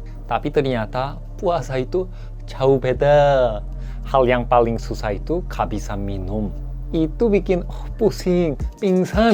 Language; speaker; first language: Indonesian; non-native, fluent; Korean